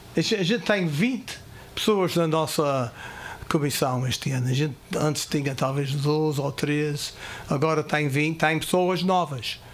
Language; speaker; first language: Portuguese; early bilingual, heritage; Portuguese